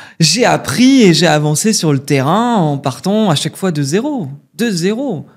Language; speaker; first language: French; native; French